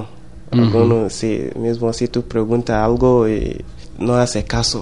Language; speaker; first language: Spanish; non-native, learner; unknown